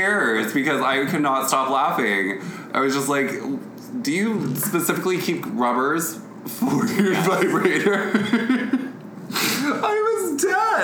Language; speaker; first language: English; native; English